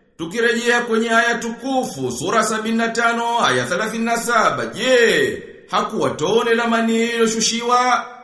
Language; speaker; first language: Swahili; native; Swahili